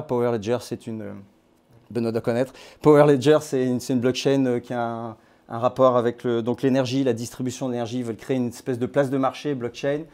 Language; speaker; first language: French; native; French